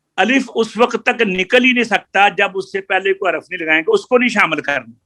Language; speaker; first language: Urdu; non-native, local second language; Punjabi